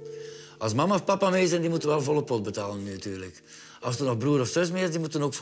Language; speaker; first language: Dutch; native; Dutch